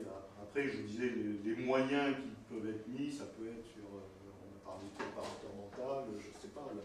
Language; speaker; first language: French; native; French